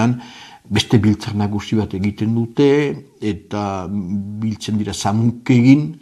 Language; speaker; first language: Basque; native; Basque